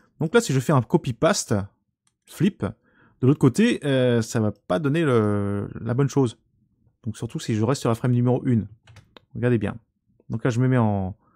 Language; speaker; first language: French; native; French